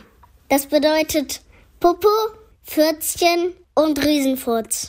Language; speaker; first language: German; early bilingual, other home language; Greek